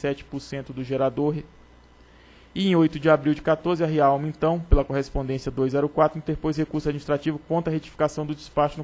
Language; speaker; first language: Portuguese; native; Portuguese